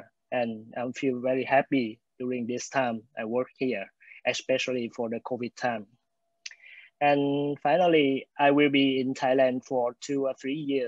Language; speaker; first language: English; non-native, fluent; Vietnamese